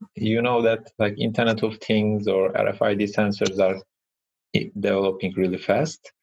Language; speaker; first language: English; non-native, fluent; Turkish